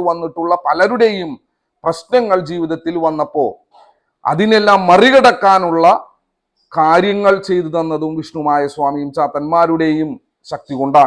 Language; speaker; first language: Malayalam; native; Malayalam